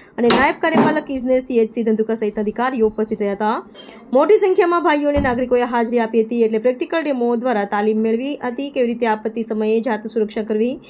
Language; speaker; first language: Gujarati; native; Gujarati